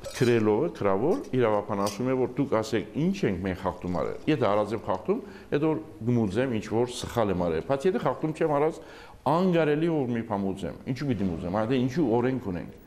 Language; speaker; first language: Armenian; early bilingual, heritage; Armenian